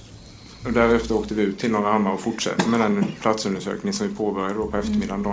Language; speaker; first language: Swedish; native; Swedish